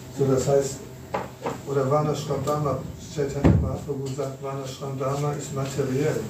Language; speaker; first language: German; native; German